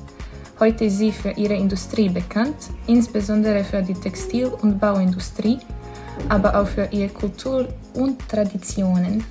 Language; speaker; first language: German; non-native, learner; Bosnian